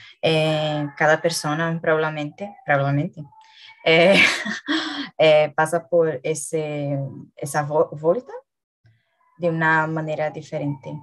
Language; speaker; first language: Spanish; non-native, learner; Portuguese